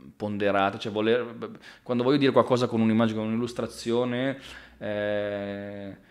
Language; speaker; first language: Italian; native; Italian